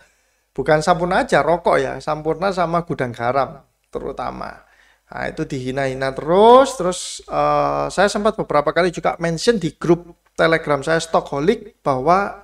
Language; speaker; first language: Indonesian; native; Indonesian